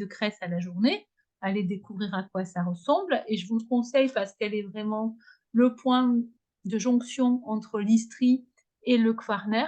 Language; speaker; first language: French; native; French